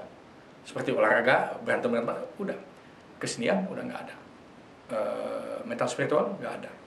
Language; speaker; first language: Indonesian; non-native, fluent; Dutch